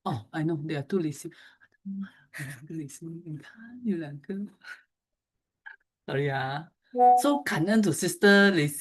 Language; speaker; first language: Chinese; early bilingual, heritage; Chinese